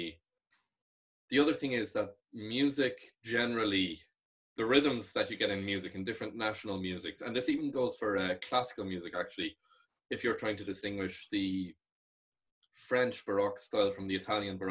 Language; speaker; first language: English; non-native, local second language; Irish